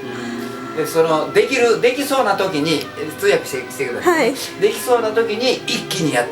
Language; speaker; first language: Japanese; native; Japanese